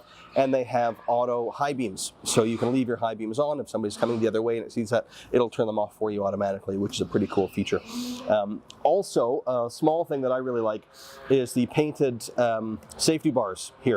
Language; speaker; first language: English; native; English